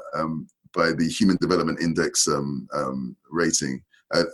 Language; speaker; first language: English; native; English